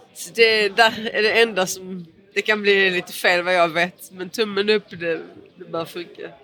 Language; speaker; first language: Swedish; early bilingual, other home language; Portuguese